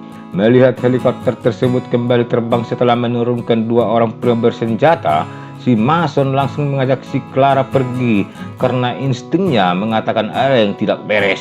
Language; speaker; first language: Indonesian; native; Indonesian